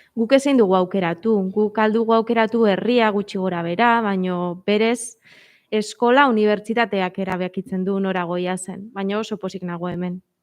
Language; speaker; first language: Basque; non-native, local second language; Spanish